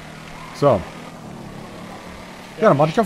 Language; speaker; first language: German; native; German